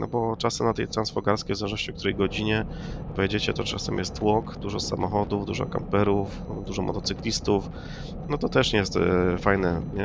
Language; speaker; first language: Polish; native; Polish